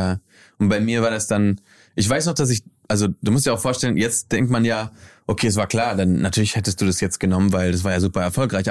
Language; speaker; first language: German; early bilingual, heritage; German